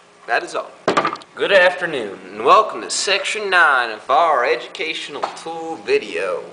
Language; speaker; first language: English; native; English